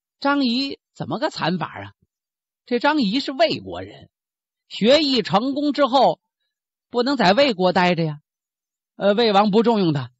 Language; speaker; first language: Chinese; native; Chinese